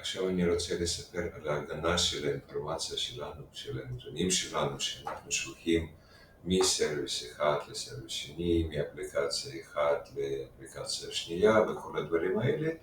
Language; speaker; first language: Hebrew; non-native, fluent; Russian